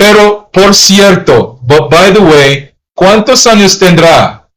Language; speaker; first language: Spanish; non-native, learner; English